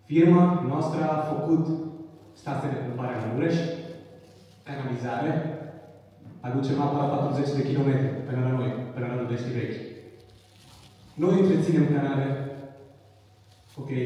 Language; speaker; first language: Romanian; non-native, learner; Italian